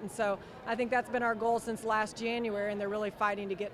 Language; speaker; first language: English; native; English